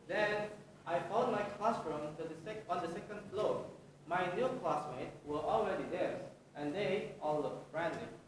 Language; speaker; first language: English; non-native, learner; Indonesian